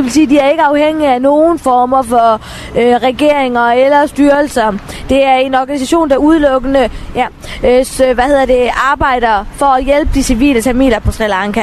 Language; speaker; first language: Danish; early bilingual, other home language; Tamil